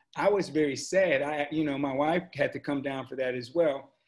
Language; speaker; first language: English; native; English